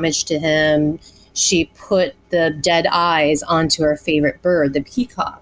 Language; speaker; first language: English; early bilingual, other home language; Chinese